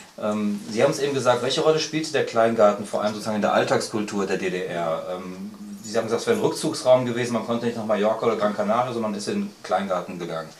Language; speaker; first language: German; native; German